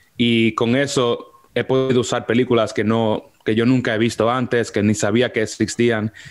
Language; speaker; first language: Spanish; early bilingual, heritage; Spanish